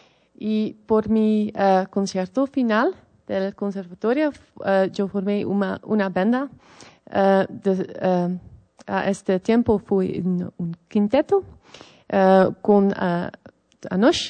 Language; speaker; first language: Spanish; non-native, learner; Dutch